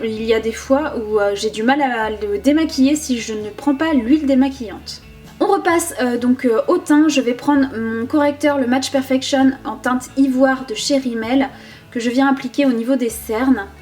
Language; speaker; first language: French; native; French